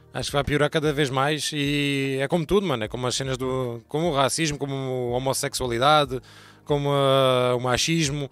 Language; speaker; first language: Portuguese; early bilingual, heritage; Portuguese